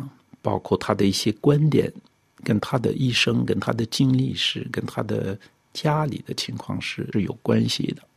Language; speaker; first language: Chinese; non-native, fluent; French